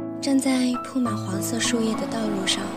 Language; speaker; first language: Chinese; native; Chinese